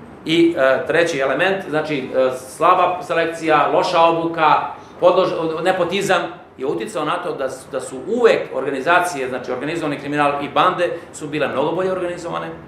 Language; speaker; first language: Serbian; native; Serbian